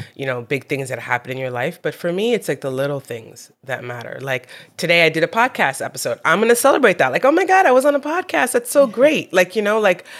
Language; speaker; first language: English; native; English